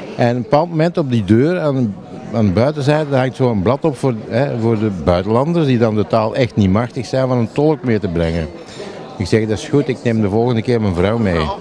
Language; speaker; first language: Dutch; native; Dutch